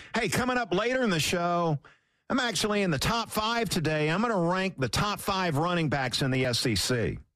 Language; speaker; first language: English; native; English